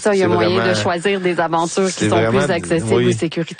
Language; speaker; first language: French; native; French